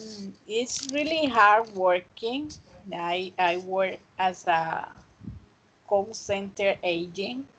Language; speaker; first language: English; non-native, fluent; Spanish